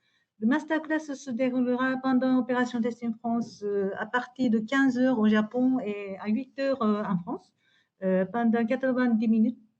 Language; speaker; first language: French; non-native, fluent; Japanese